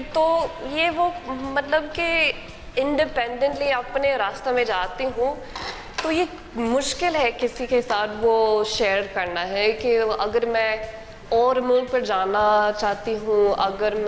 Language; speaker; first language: Hindi; non-native, learner; English